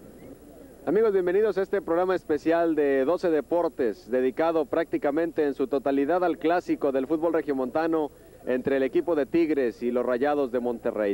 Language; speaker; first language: Spanish; native; Spanish